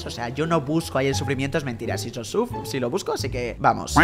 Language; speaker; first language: Spanish; native; Spanish